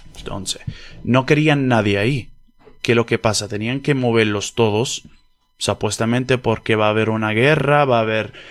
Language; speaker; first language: Spanish; non-native, fluent; Arabic